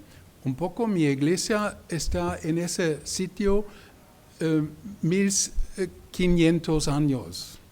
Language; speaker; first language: Spanish; non-native, learner; German